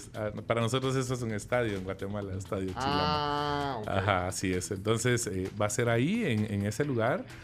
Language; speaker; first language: Spanish; native; Spanish